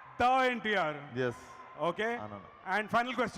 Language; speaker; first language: Telugu; native; Telugu